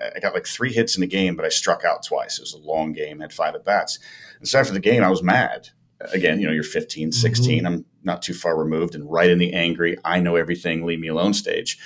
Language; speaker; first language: English; native; English